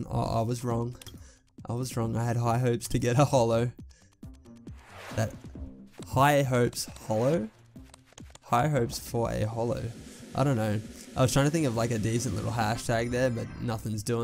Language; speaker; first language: English; native; English